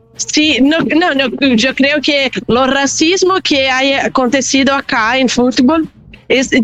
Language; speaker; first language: Spanish; non-native, learner; Portuguese